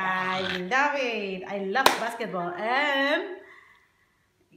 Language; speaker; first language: English; non-native, learner; Indonesian